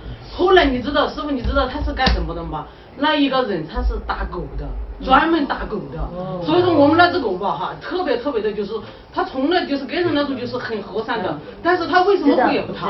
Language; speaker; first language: Chinese; native; Chinese